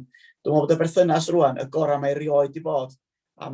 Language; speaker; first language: Welsh; native; Welsh